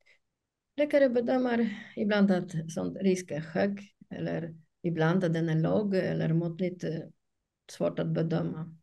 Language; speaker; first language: Swedish; non-native, fluent; Polish